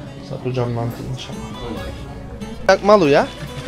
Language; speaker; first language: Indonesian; non-native, learner; Turkish